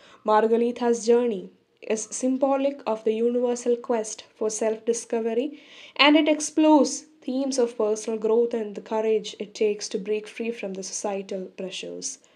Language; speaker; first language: English; non-native, local second language; Malayalam